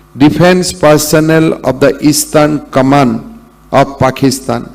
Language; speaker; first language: English; non-native, local second language; Assamese